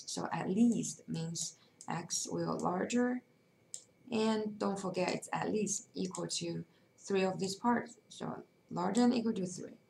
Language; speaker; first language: English; non-native, fluent; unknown